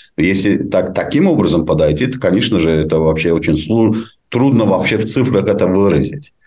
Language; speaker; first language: Russian; non-native, local second language; Azerbaijani